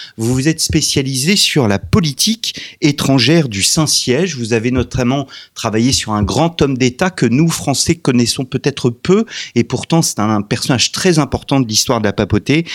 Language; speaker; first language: French; native; French